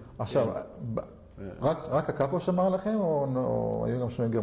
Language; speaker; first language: Hebrew; native; Hebrew